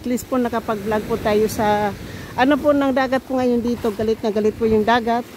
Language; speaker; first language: Filipino; non-native, local second language; Cebuano